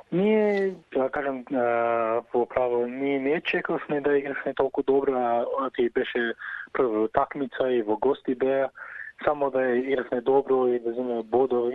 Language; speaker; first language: Macedonian; early bilingual, heritage; Macedonian